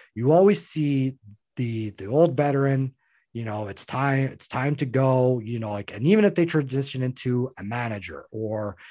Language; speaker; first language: English; native; English